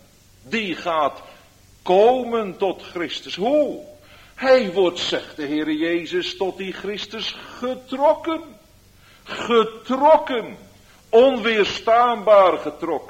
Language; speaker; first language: Dutch; native; Dutch